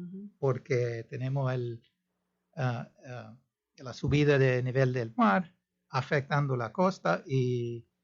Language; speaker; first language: Spanish; non-native, fluent; English